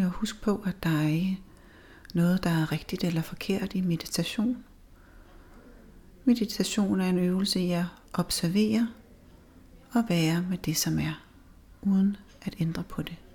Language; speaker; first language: Danish; native; Danish